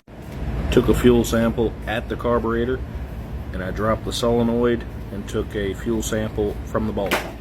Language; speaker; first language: English; native; English